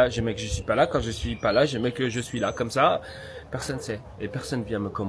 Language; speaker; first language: French; native; French